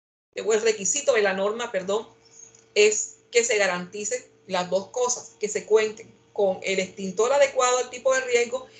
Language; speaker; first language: Spanish; native; Spanish